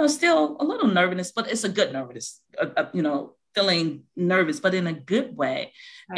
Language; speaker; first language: English; native; English